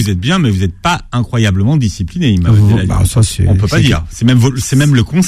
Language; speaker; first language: French; native; French